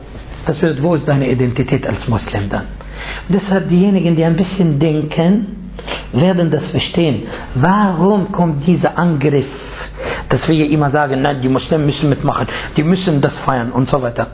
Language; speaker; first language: German; non-native, fluent; Arabic